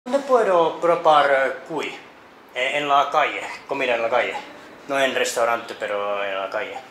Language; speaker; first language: Spanish; non-native, learner; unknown